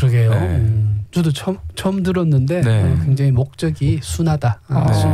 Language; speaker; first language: Korean; native; Korean